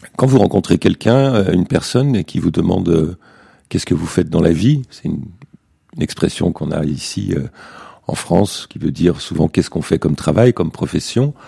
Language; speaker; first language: French; native; French